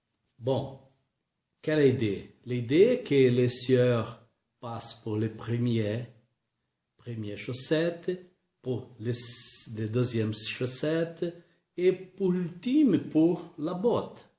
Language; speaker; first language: French; non-native, learner; Portuguese